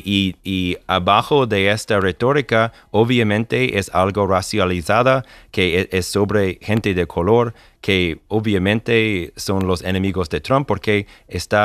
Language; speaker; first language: Spanish; non-native, fluent; English